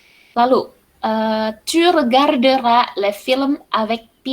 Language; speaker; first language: French; non-native, fluent; Indonesian